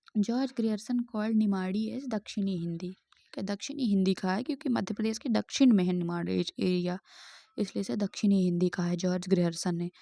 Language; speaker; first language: Hindi; native; Hindi